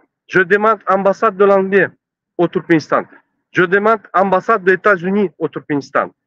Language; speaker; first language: French; non-native, learner; Turkmen